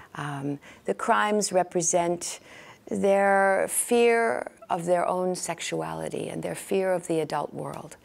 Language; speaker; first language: English; native; English